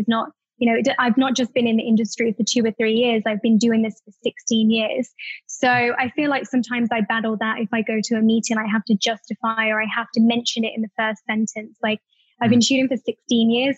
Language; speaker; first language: English; native; English